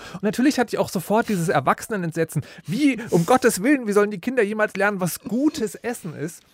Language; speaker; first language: German; native; German